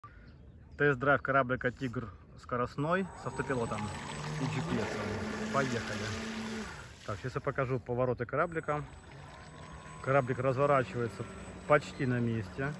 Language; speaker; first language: Russian; native; Russian